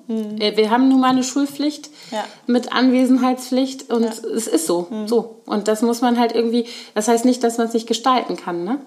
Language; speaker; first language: German; native; German